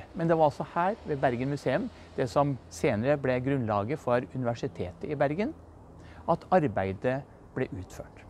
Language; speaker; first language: Norwegian; native; Norwegian